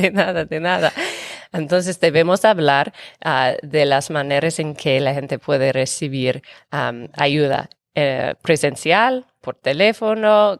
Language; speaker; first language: Spanish; non-native, fluent; English